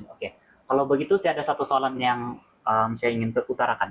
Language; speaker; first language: Malay; native; Malay